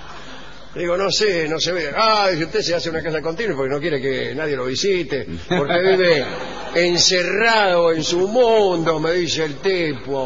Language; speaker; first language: Spanish; native; Spanish